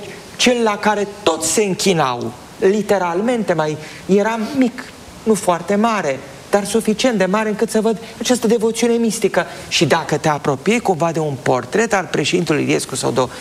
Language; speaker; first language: Romanian; native; Romanian